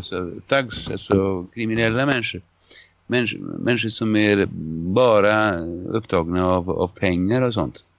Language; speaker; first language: Swedish; non-native, fluent; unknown